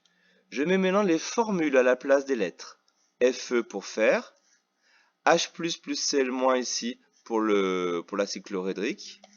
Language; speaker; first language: French; native; French